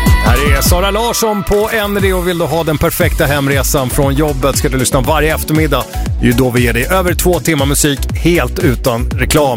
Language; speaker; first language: Swedish; native; Swedish